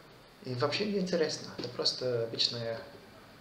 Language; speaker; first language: Russian; non-native, fluent; English